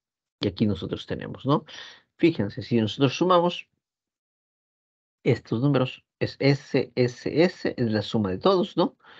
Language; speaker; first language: Spanish; native; Spanish